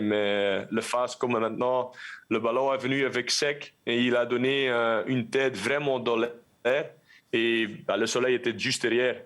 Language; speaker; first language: French; non-native, local second language; Dutch